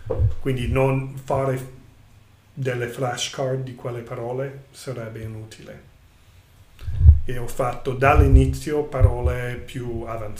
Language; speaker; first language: Italian; non-native, learner; English